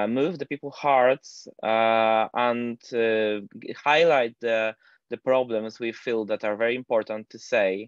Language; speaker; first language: English; non-native, fluent; Polish